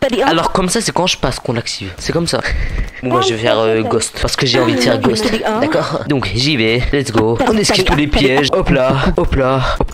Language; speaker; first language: French; native; French